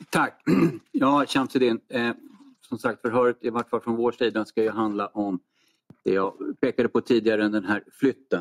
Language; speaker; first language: Swedish; native; Swedish